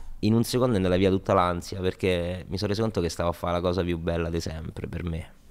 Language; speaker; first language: Italian; native; Italian